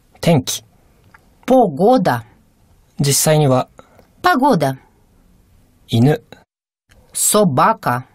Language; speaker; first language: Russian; non-native, fluent; Japanese